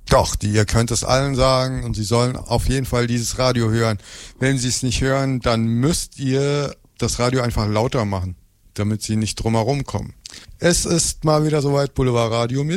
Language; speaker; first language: German; native; German